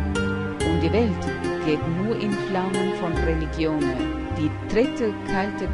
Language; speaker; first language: German; non-native, learner; Albanian